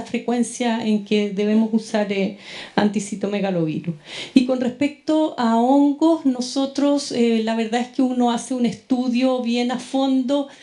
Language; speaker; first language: Spanish; native; Spanish